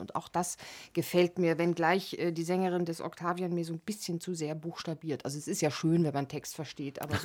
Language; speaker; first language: German; native; German